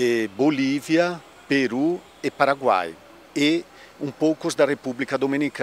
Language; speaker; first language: Portuguese; non-native, fluent; Italian